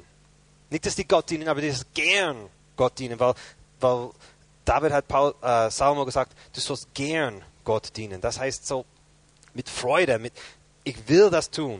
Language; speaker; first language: German; non-native, fluent; English